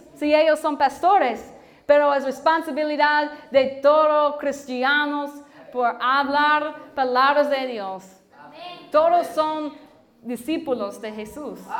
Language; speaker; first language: Spanish; non-native, learner; English